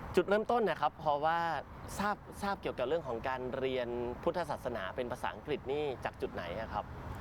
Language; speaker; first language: Thai; native; Thai